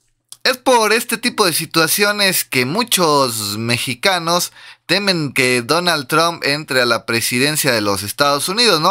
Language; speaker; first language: Spanish; native; Spanish